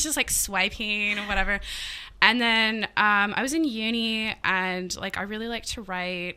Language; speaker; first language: English; native; English